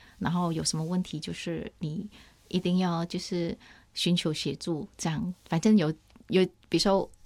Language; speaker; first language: Chinese; non-native, fluent; Vietnamese